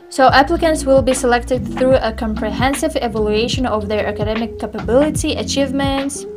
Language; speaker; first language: English; non-native, fluent; Tajik